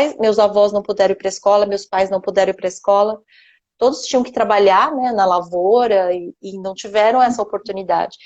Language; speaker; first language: Portuguese; non-native, local second language; Japanese